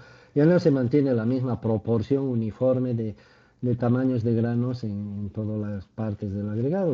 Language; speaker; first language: Spanish; native; Spanish